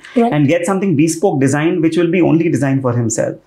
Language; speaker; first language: English; non-native, local second language; Hindi